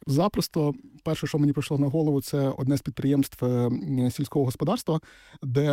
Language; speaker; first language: Ukrainian; native; Ukrainian